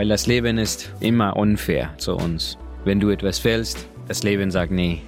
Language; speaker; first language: German; non-native, learner; Persian